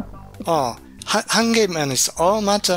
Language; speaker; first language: Korean; non-native, learner; English